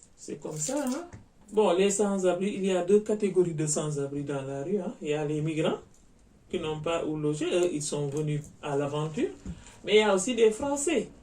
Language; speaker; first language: French; non-native, local second language; Wolof